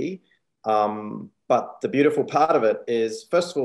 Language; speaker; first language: English; native; English